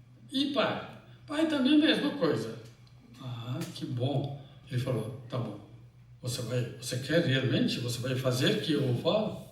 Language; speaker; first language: Portuguese; non-native, fluent; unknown